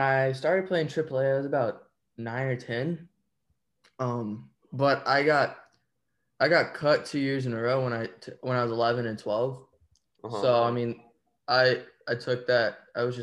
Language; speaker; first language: English; native; English